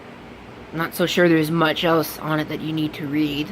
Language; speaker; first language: English; native; English